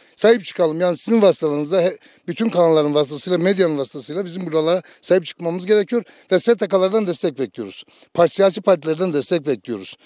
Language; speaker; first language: Turkish; native; Turkish